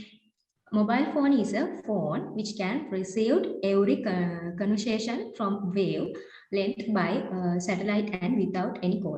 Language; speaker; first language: English; non-native, learner; Sinhala